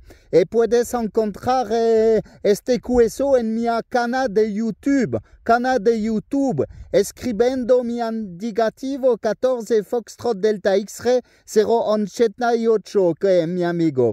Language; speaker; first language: Spanish; non-native, learner; French